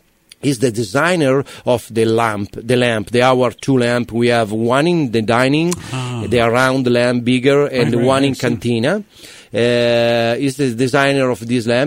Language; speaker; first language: English; non-native, learner; Italian